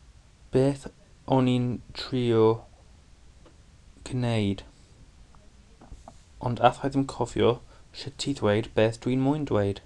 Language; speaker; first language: Welsh; non-native, learner; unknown